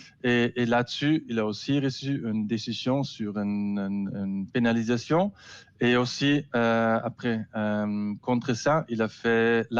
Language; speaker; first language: French; non-native, learner; German